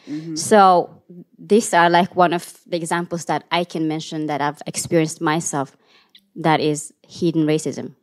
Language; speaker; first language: English; non-native, local second language; Tigrinya